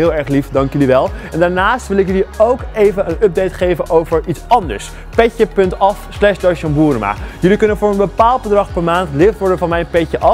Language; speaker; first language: Dutch; native; Dutch